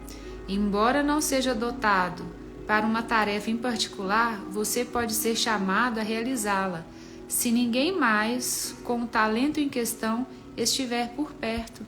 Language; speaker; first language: Portuguese; native; Portuguese